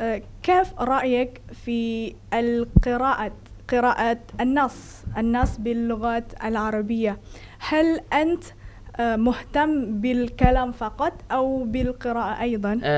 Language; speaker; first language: Arabic; non-native, fluent; Indonesian